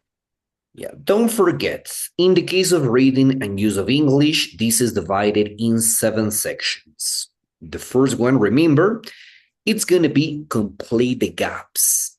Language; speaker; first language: English; non-native, fluent; Spanish